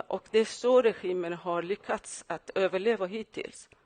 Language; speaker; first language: Swedish; non-native, fluent; Persian